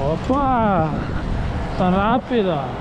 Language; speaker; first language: Spanish; non-native, learner; Croatian